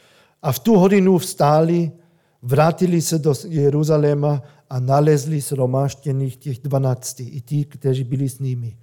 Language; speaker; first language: Czech; non-native, fluent; German